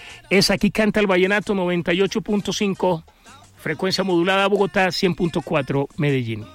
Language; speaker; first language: Spanish; native; Spanish